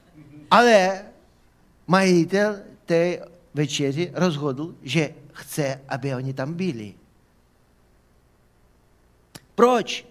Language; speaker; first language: Czech; non-native, fluent; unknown